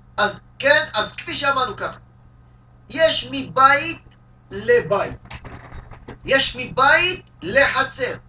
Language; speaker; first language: Hebrew; native; Hebrew